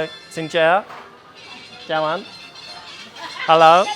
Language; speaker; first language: Vietnamese; non-native, learner; English